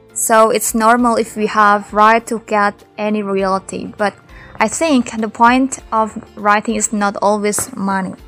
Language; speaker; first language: English; non-native, fluent; Indonesian